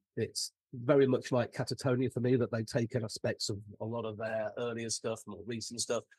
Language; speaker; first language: English; native; English